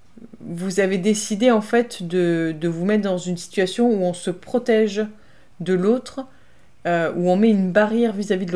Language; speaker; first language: French; native; French